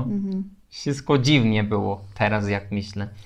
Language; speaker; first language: Polish; non-native, learner; Turkish